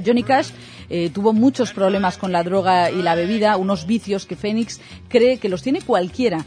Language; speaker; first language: Spanish; native; Spanish